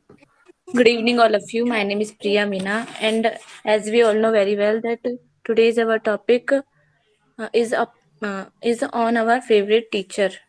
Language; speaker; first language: English; non-native, learner; Hindi